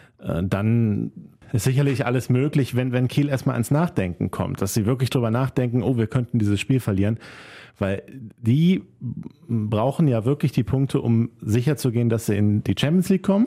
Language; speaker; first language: German; native; German